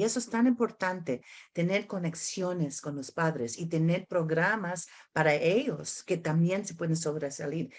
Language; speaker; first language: Spanish; early bilingual, heritage; Spanish